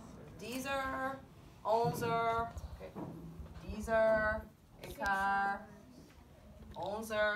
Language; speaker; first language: French; non-native, fluent; English